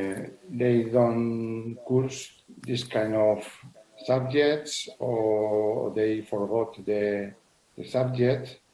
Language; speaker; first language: English; non-native, learner; Spanish